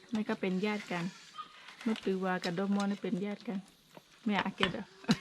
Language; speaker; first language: Thai; non-native, local second language; S'gaw Karen